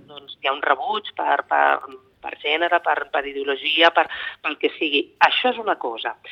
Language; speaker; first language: Catalan; native; Catalan